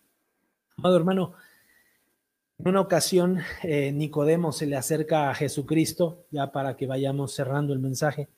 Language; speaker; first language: Spanish; native; Spanish